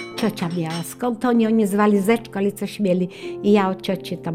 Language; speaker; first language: Polish; native; Polish